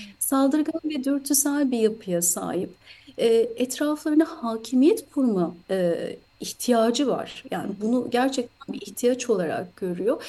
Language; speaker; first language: Turkish; native; Turkish